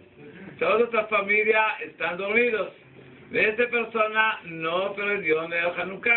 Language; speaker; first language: Spanish; non-native, learner; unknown